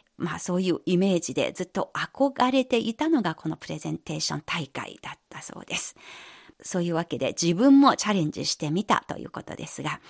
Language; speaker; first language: Japanese; non-native, fluent; Chinese